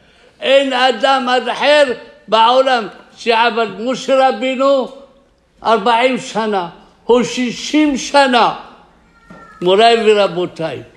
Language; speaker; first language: Hebrew; non-native, fluent; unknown